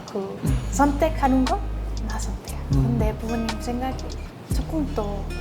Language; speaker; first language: Korean; non-native, learner; Spanish